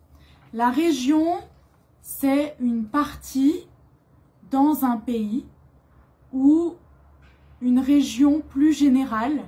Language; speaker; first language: French; native; French